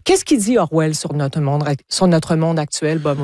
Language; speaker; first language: French; native; French